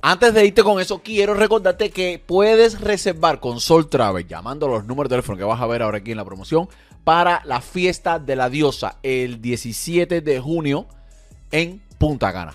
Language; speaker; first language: Spanish; native; Spanish